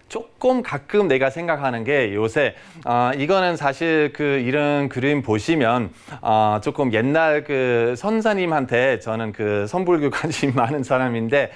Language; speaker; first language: Korean; non-native, fluent; German